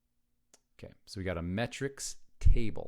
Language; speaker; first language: English; native; English